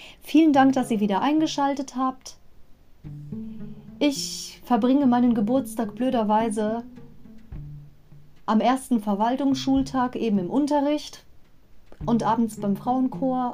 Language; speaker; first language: German; native; German